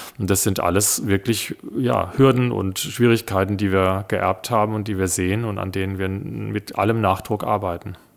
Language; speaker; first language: German; early bilingual, other home language; Italian